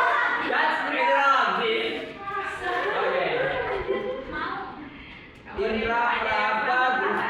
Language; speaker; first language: English; non-native, learner; Indonesian